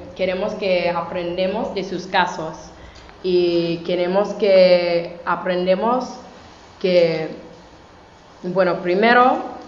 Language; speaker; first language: Spanish; non-native, fluent; English